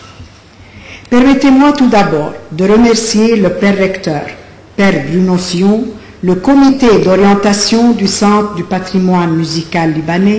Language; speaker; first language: French; non-native, local second language; Arabic